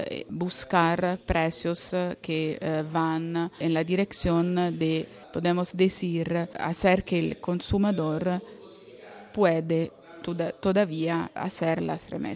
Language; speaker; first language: Spanish; non-native, fluent; Italian